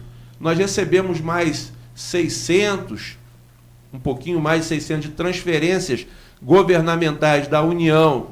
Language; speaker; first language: Portuguese; native; Portuguese